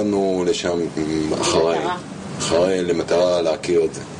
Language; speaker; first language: Hebrew; non-native, fluent; Russian